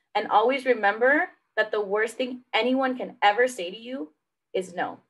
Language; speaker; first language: English; native; English